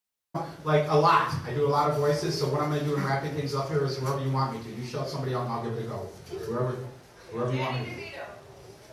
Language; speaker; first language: English; native; English